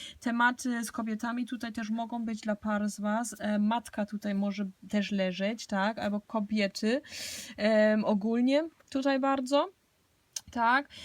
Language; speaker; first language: Polish; early bilingual, heritage; Polish